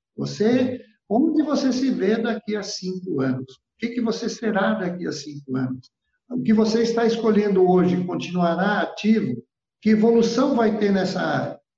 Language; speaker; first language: Portuguese; early bilingual, other home language; Italian